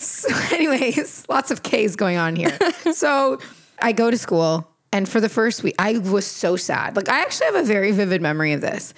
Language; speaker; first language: English; non-native, fluent; Portuguese